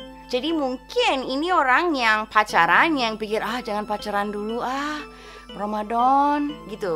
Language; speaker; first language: Indonesian; non-native, fluent; English